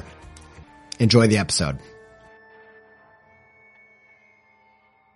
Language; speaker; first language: English; native; English